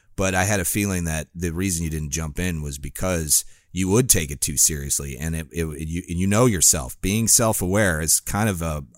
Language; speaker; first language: English; native; English